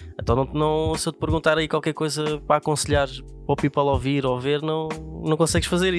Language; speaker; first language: Portuguese; native; Portuguese